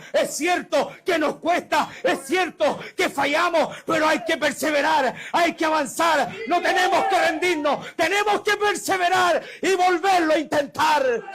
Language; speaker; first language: Spanish; native; Spanish